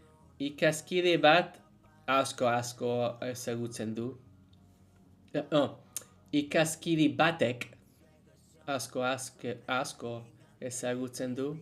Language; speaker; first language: Basque; non-native, learner; English